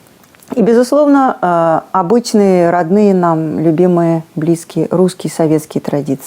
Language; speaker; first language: Russian; native; Russian